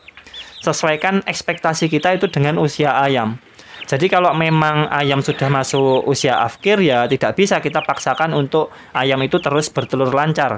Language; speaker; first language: Indonesian; native; Indonesian